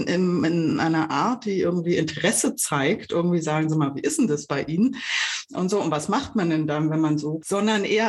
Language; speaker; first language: German; native; German